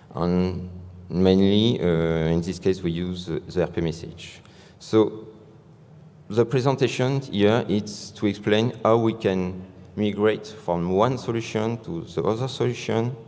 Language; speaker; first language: English; non-native, fluent; French